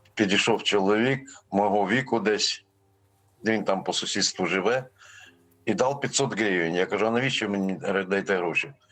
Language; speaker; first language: Ukrainian; non-native, fluent; Armenian